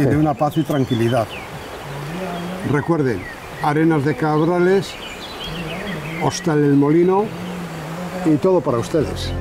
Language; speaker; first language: Spanish; native; Spanish